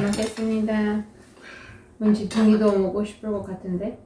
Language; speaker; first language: Korean; non-native, fluent; Russian